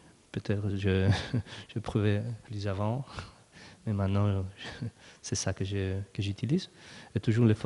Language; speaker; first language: French; non-native, learner; Spanish